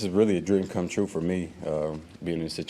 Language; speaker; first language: English; native; English